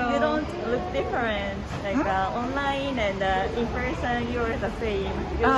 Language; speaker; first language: English; non-native, fluent; Japanese